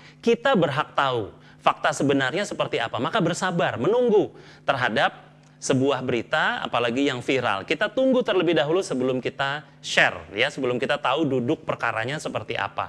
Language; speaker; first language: Indonesian; native; Indonesian